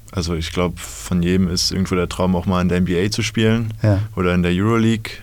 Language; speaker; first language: German; native; German